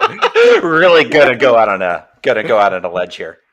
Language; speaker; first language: English; native; English